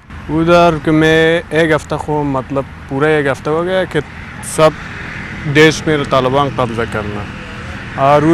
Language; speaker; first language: Hindi; non-native, learner; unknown